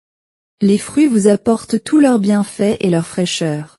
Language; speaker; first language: French; non-native, learner; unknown